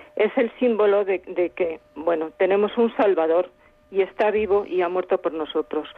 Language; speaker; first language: Spanish; native; Spanish